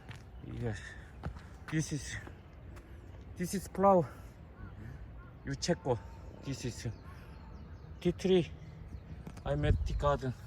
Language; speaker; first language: English; non-native, learner; Korean